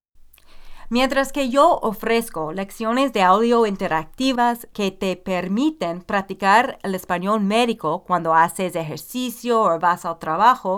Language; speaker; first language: Spanish; non-native, fluent; English